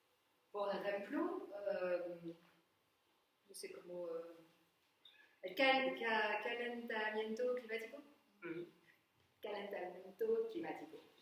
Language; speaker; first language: Spanish; non-native, learner; French